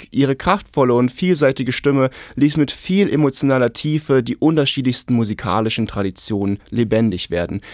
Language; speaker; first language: German; native; German